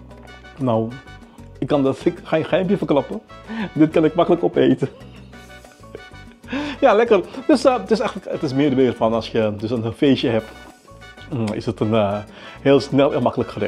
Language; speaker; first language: Dutch; native; Dutch